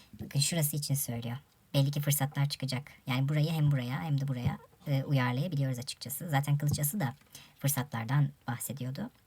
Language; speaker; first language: Turkish; native; Turkish